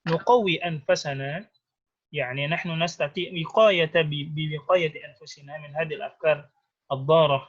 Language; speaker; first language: Arabic; non-native, fluent; Indonesian